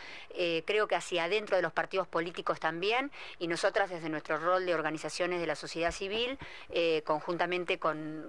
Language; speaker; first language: Spanish; native; Spanish